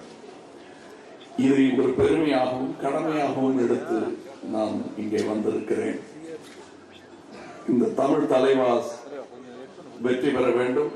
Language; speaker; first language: Tamil; native; Tamil